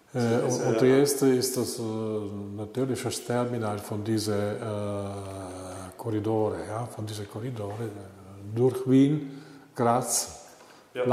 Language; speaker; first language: German; non-native, learner; Italian